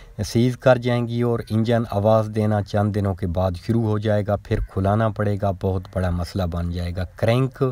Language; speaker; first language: Urdu; non-native, local second language; Punjabi